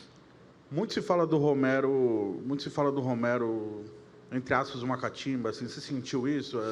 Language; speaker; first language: Portuguese; native; Portuguese